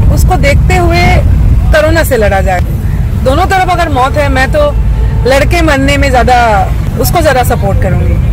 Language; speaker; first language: Hindi; native; Hindi